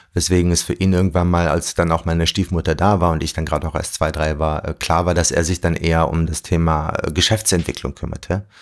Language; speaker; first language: German; early bilingual, other home language; Arabic